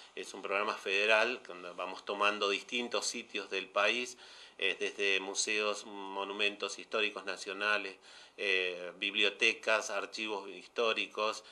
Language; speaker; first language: Spanish; native; Spanish